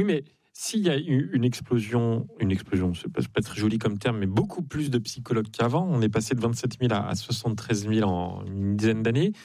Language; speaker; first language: French; native; French